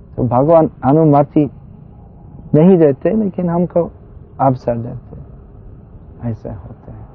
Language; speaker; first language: Hindi; non-native, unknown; English